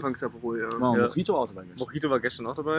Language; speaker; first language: German; native; German